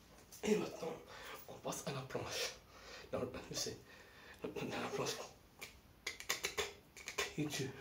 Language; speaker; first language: French; non-native, fluent; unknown